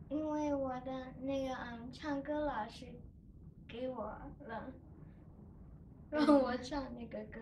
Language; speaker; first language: Chinese; early bilingual, heritage; Chinese